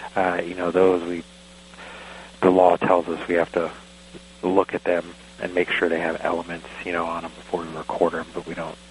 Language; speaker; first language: English; native; English